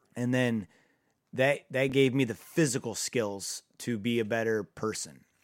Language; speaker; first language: English; native; English